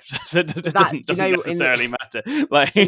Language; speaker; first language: English; native; English